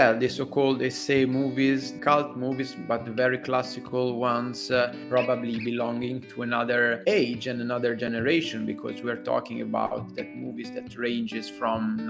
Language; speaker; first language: English; non-native, fluent; Italian